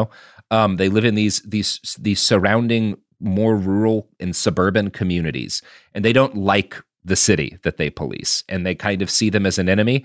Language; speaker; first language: English; native; English